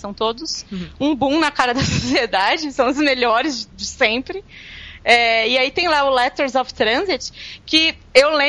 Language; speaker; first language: Portuguese; native; Portuguese